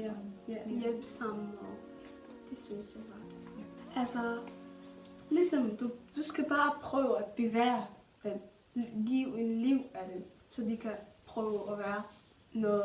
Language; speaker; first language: Danish; non-native, fluent; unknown